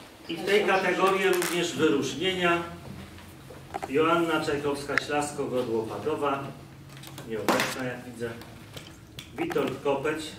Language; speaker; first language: Polish; native; Polish